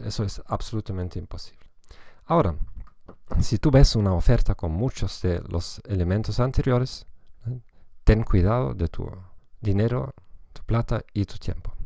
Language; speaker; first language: Spanish; non-native, fluent; German